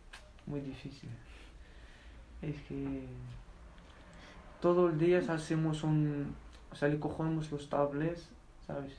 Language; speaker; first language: Spanish; non-native, learner; Berber languages